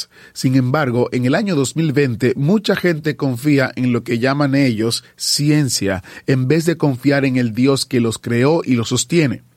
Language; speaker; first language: Spanish; native; Spanish